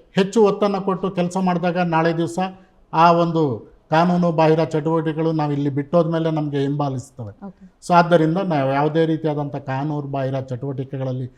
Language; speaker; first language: Kannada; non-native, local second language; Urdu